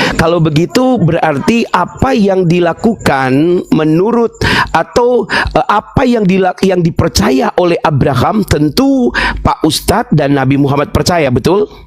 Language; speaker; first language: Indonesian; native; Indonesian